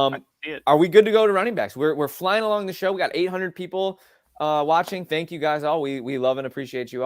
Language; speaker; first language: English; native; English